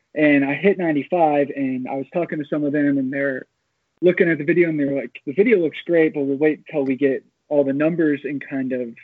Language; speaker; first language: English; native; English